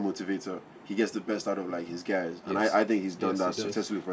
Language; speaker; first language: English; non-native, local second language; Yoruba